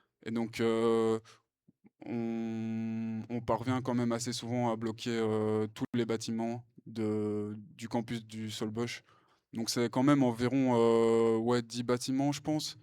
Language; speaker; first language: French; native; French